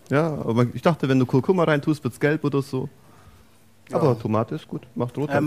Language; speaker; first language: German; native; German